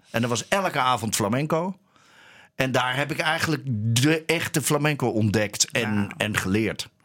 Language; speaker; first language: Dutch; native; Dutch